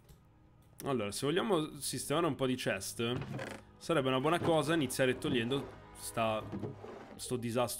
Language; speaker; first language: Italian; native; Italian